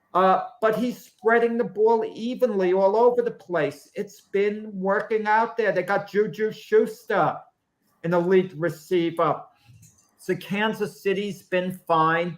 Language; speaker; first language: English; native; English